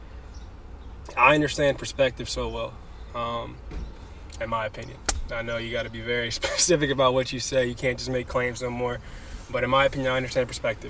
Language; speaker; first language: English; native; English